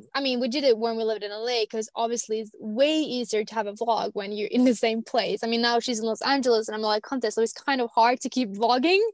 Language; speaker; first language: English; non-native, fluent; Swedish